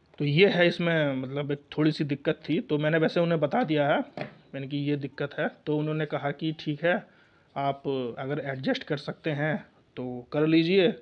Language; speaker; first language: Hindi; native; Hindi